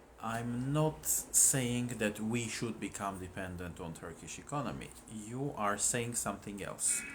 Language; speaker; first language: English; non-native, fluent; Armenian